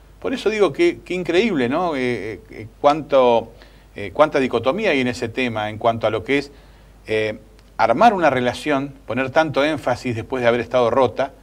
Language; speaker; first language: Spanish; native; Spanish